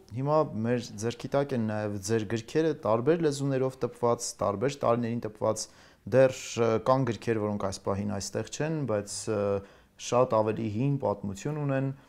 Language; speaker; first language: Armenian; native; Armenian